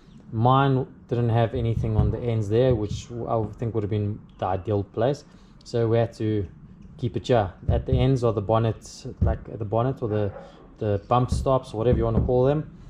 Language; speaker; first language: English; native; English